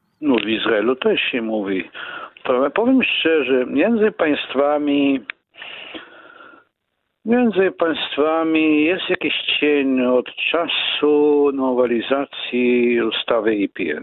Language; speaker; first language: Polish; non-native, fluent; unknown